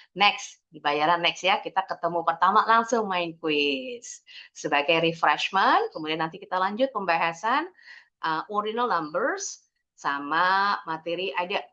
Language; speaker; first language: Indonesian; native; Indonesian